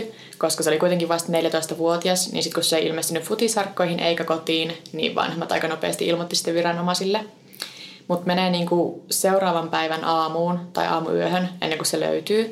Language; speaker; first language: Finnish; native; Finnish